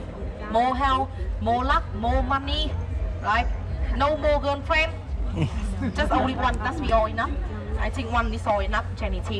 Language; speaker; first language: English; non-native, learner; Vietnamese